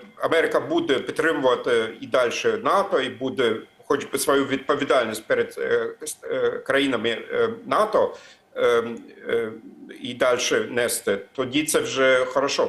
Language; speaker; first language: Ukrainian; non-native, fluent; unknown